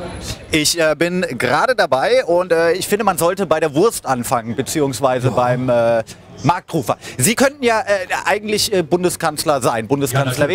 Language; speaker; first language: German; native; German